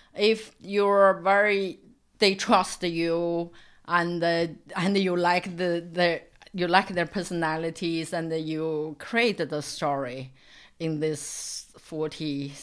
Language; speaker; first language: English; non-native, fluent; Chinese